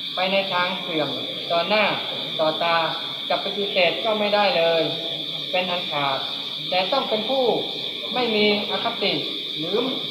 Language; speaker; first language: Thai; native; Thai